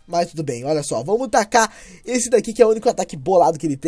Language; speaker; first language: Portuguese; native; Portuguese